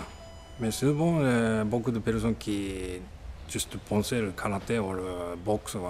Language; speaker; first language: French; non-native, learner; Japanese